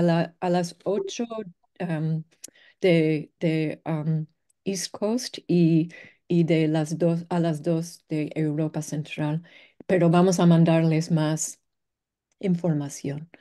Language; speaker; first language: Spanish; non-native, fluent; English